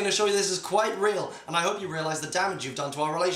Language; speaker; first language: English; native; English